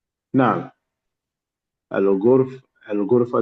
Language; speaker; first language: Arabic; non-native, learner; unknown